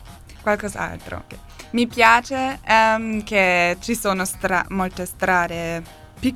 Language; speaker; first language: Italian; non-native, learner; German